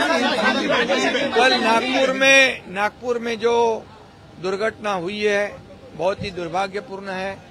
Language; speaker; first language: Hindi; non-native, local second language; Marathi